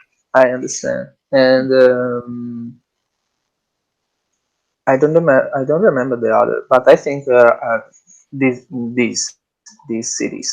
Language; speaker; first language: English; non-native, learner; Italian